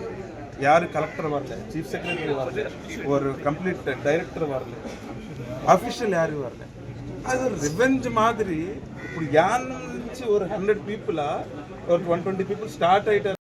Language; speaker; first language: Tamil; non-native, local second language; Telugu